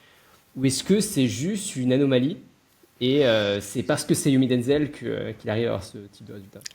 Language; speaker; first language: French; native; French